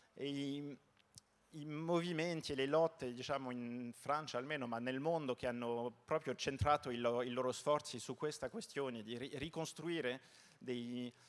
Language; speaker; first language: Italian; early bilingual, heritage; Italian